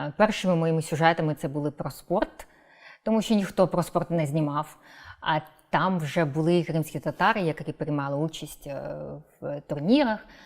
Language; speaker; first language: Ukrainian; non-native, local second language; Crimean Tatar